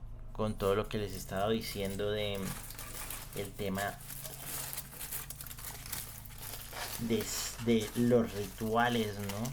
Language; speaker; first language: Spanish; native; Spanish